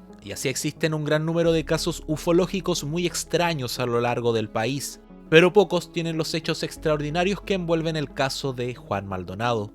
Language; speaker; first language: Spanish; native; Spanish